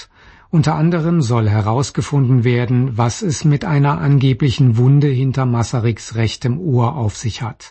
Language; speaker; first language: German; native; German